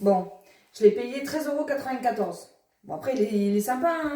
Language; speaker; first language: French; native; French